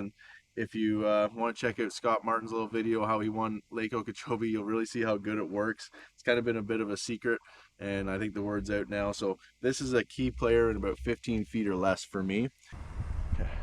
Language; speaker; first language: English; native; English